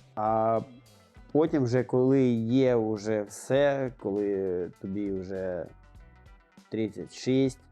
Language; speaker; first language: Ukrainian; non-native, local second language; Russian